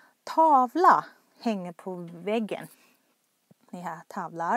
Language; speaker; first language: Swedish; non-native, fluent; Thai